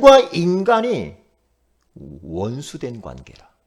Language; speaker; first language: Korean; native; Korean